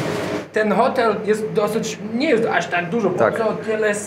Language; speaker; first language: Polish; non-native, learner; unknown